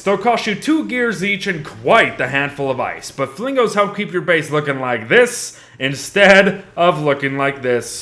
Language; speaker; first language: English; native; English